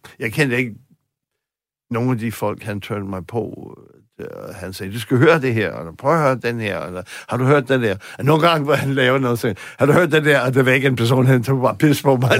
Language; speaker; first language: Danish; non-native, fluent; English